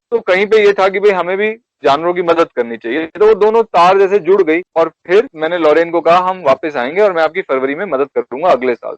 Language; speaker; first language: Hindi; native; Hindi